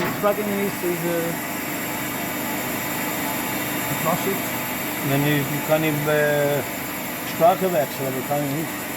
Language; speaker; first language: German; non-native, learner; Dutch